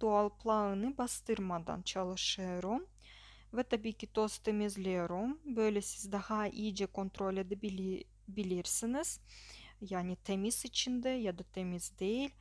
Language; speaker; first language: Turkish; non-native, learner; Russian